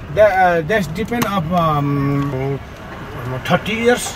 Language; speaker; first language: English; non-native, local second language; Nepali